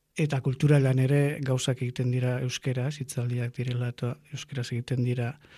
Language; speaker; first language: Basque; non-native, local second language; Spanish